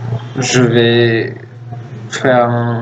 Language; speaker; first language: French; non-native, fluent; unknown